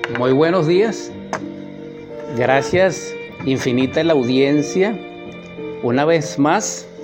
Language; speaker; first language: Spanish; native; Spanish